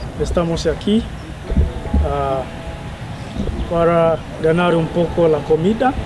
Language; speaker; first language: Spanish; non-native, learner; Swahili